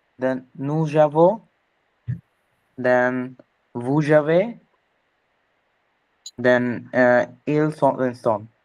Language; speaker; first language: French; non-native, learner; Bangla